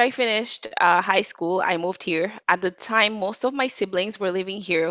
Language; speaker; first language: English; non-native, fluent; Wolof